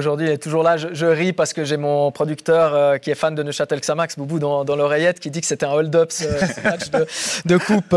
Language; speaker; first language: French; native; French